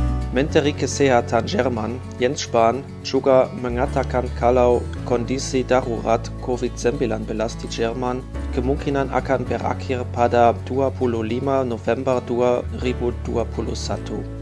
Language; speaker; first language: Indonesian; non-native, fluent; German